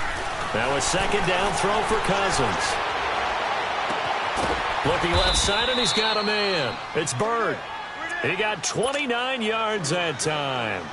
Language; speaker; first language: English; native; English